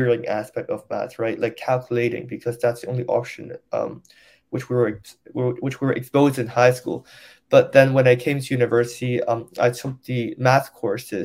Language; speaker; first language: English; non-native, local second language; Cantonese